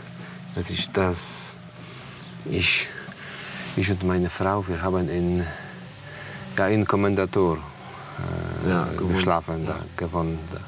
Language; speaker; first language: German; non-native, learner; Polish